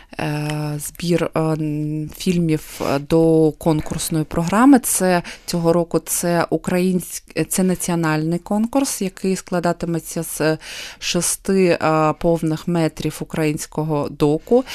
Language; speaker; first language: Ukrainian; non-native, local second language; Russian